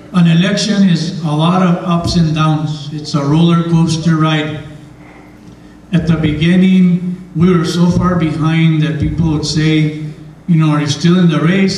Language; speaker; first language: English; native; English